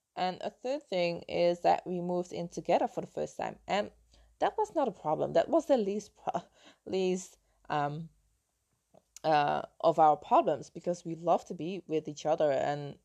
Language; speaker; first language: English; non-native, fluent; Dutch